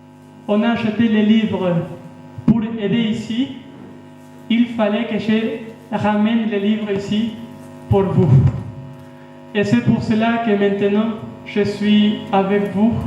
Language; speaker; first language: French; non-native, fluent; Spanish